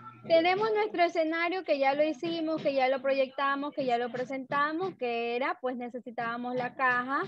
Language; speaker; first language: Spanish; native; Spanish